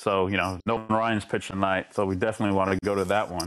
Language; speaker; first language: English; native; English